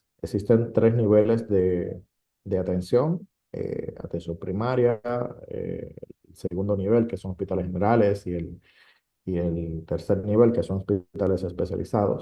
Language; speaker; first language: Spanish; native; Spanish